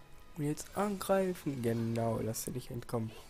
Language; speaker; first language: German; native; German